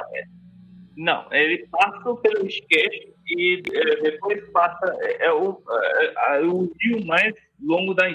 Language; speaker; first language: Portuguese; non-native, fluent; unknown